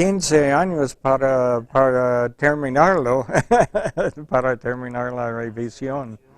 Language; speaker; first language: Spanish; non-native, fluent; English